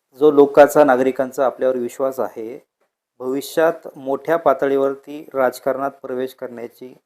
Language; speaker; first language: Marathi; native; Marathi